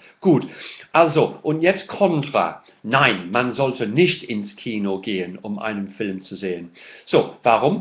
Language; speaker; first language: German; non-native, fluent; English